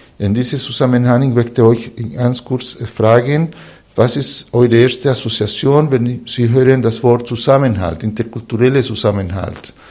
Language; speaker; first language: German; non-native, fluent; Spanish